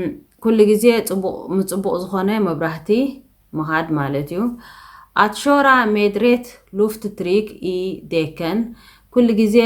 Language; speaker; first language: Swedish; non-native, fluent; Tigrinya